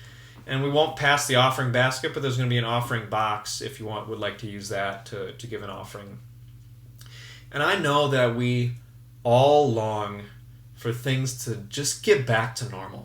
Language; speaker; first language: English; native; English